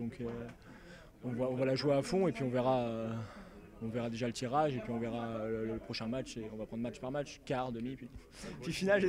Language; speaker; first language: French; native; French